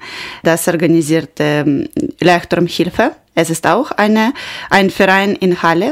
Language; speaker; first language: German; non-native, learner; Ukrainian